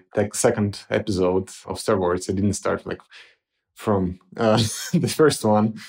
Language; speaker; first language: English; non-native, fluent; Ukrainian